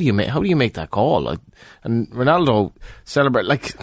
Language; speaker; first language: English; native; English